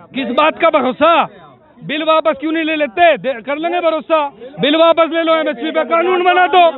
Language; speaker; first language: Hindi; native; Hindi